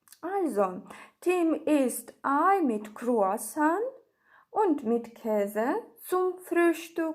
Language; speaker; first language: German; non-native, fluent; Ukrainian